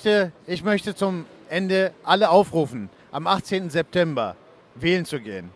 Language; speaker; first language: German; early bilingual, other home language; Turkish